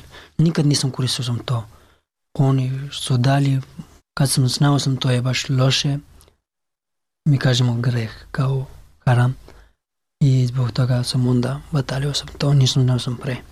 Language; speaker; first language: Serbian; non-native, learner; Pashto